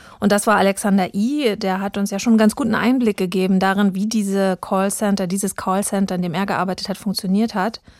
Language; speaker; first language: German; native; German